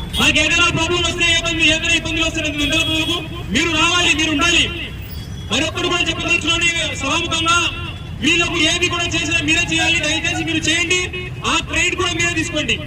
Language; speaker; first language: Telugu; native; Telugu